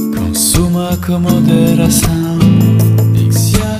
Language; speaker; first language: French; non-native, fluent; Portuguese